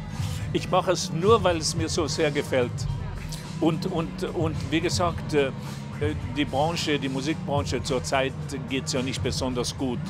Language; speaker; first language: German; non-native, local second language; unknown